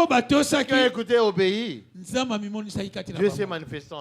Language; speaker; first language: French; non-native, local second language; Lingala